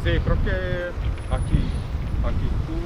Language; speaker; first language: Spanish; non-native, learner; English